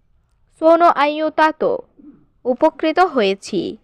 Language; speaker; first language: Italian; non-native, learner; Bangla